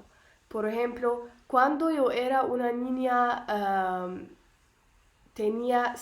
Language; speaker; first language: Spanish; non-native, learner; Arabic